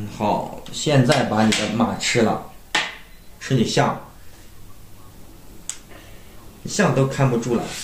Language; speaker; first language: Chinese; native; Chinese